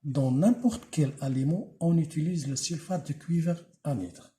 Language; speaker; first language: French; non-native, local second language; Arabic